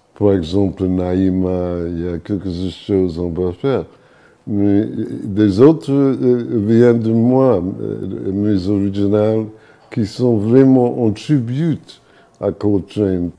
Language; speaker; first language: French; non-native, fluent; English